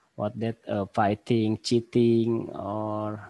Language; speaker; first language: English; non-native, learner; Indonesian